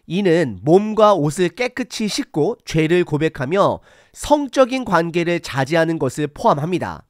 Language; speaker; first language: Korean; native; Korean